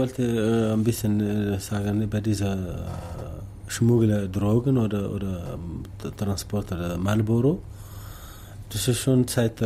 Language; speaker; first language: German; non-native, learner; Tamasheq